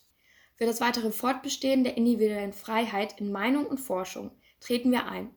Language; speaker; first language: German; native; German